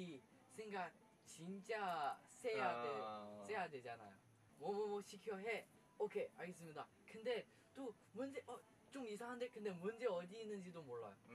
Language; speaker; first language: Korean; non-native, learner; Chinese